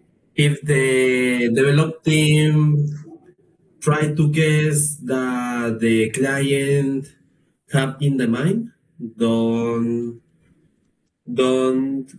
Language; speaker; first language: English; non-native, learner; Spanish